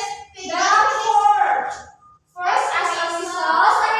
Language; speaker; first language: English; non-native, learner; Indonesian